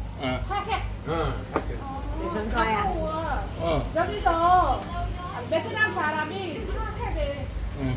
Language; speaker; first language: Korean; non-native, learner; Vietnamese